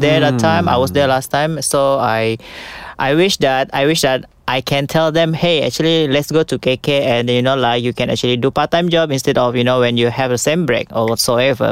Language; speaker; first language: English; non-native, local second language; Malay